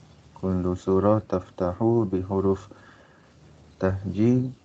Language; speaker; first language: Arabic; non-native, learner; Malay